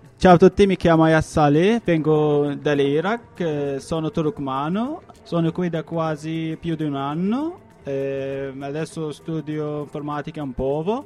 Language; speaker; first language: Italian; non-native, learner; Turkmen